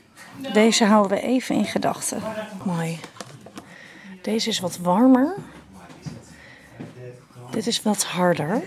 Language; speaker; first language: Dutch; native; Dutch